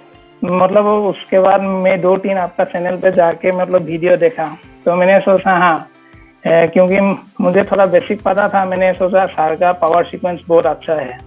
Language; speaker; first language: Hindi; non-native, local second language; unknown